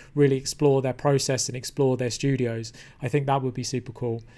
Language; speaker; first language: English; native; English